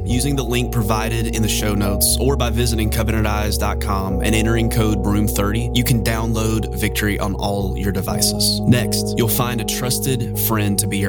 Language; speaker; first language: English; native; English